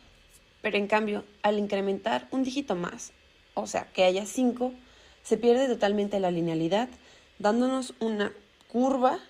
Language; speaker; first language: Spanish; native; Spanish